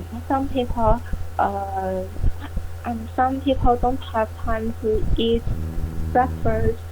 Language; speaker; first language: English; non-native, learner; Chinese